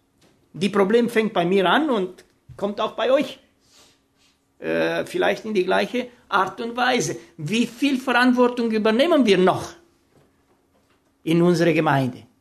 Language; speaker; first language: German; non-native, fluent; Romanian